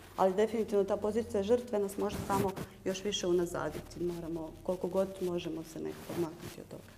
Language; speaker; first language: Croatian; early bilingual, other home language; Serbian